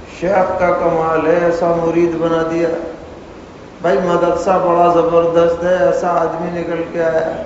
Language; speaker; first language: Urdu; native; Urdu